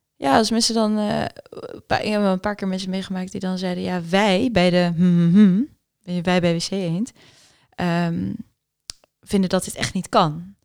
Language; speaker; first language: Dutch; early bilingual, other home language; Afrikaans